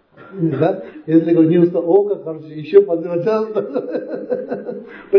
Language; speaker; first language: Russian; non-native, learner; Tibetan